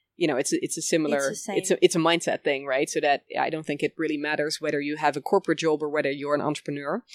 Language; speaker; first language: English; early bilingual, other home language; Dutch